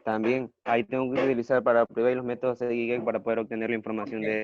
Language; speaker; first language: Spanish; native; Spanish